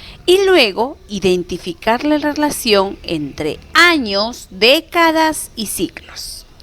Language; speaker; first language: Spanish; native; Spanish